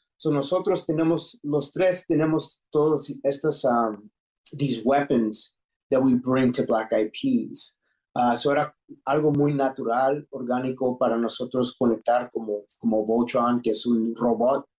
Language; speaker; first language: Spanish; early bilingual, heritage; English